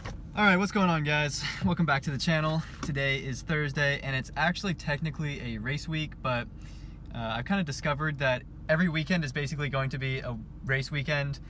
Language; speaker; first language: English; native; English